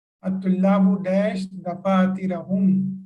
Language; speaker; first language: Arabic; non-native, fluent; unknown